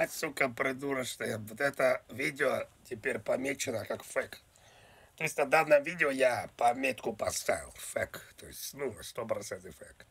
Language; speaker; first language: Russian; native; Russian